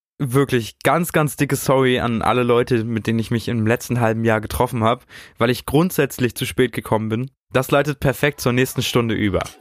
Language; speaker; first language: German; native; German